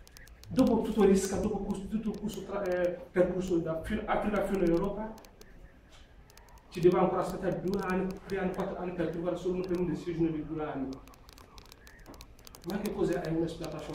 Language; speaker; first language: Italian; non-native, learner; French